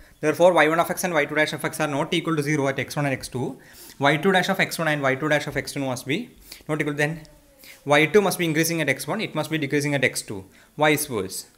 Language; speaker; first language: English; non-native, local second language; Malayalam